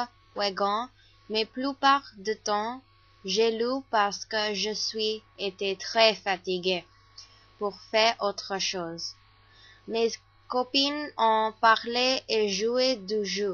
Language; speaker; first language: French; non-native, learner; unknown